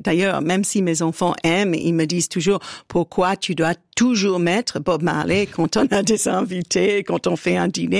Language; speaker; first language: French; non-native, fluent; English